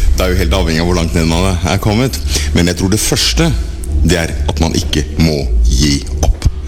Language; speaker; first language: Norwegian; native; Norwegian